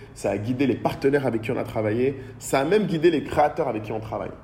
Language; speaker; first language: French; non-native, local second language; Bambara